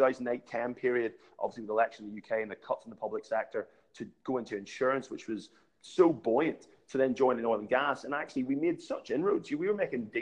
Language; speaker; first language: English; native; English